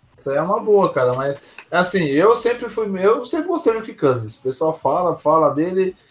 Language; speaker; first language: Portuguese; native; Portuguese